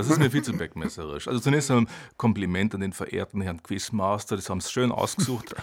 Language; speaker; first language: German; native; German